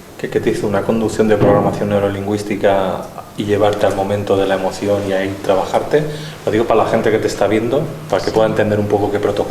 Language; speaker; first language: Spanish; native; Spanish